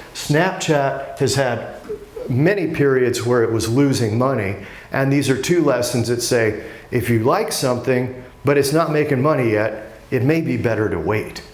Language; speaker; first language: English; native; English